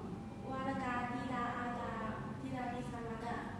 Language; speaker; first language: Indonesian; non-native, learner; Chinese